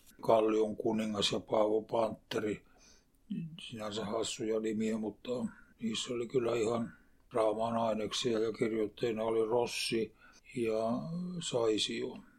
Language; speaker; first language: Finnish; native; Finnish